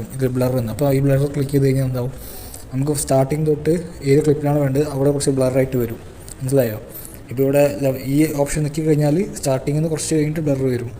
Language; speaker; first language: Malayalam; native; Malayalam